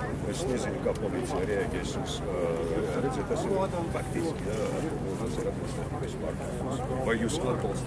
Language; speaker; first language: Latvian; non-native, local second language; Russian